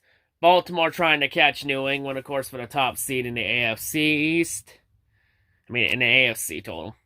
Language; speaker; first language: English; native; English